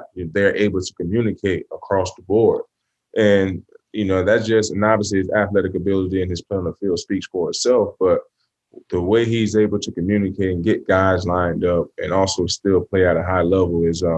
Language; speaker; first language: English; native; English